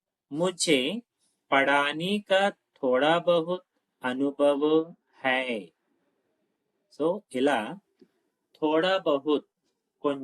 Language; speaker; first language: Hindi; non-native, local second language; Telugu